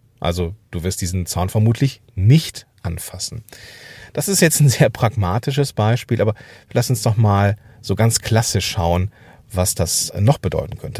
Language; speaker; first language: German; native; German